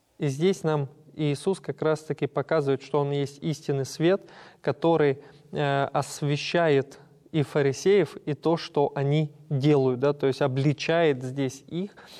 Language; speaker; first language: Russian; native; Russian